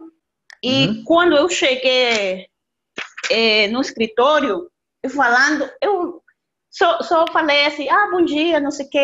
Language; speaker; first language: Portuguese; non-native, learner; Spanish